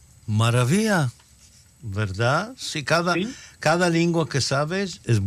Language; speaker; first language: Spanish; early bilingual, heritage; Ladino